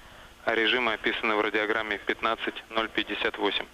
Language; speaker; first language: Russian; native; Russian